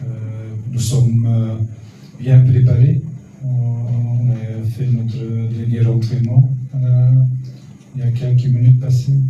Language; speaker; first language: French; non-native, local second language; Dutch